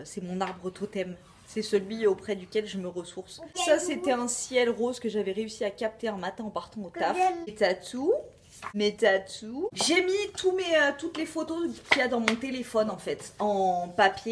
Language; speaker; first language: French; native; French